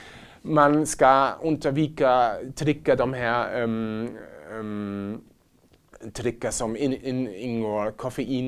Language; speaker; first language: Swedish; non-native, fluent; German